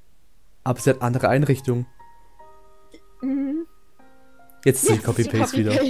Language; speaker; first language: German; native; German